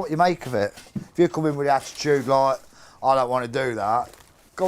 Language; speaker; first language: English; native; English